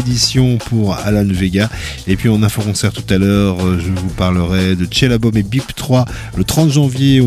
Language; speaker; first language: French; native; French